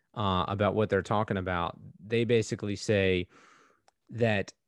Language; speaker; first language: English; native; English